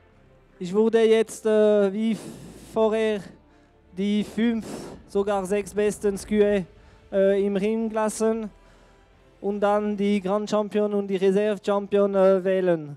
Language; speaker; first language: German; non-native, local second language; French